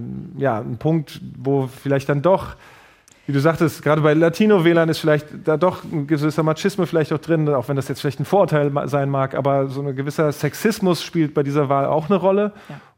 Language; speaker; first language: German; native; German